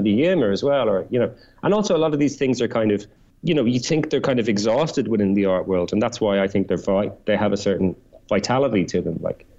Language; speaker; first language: English; native; English